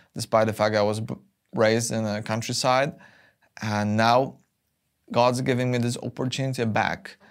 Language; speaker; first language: English; non-native, fluent; Polish